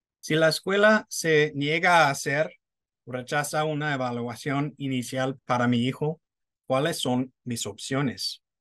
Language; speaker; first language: Spanish; non-native, fluent; English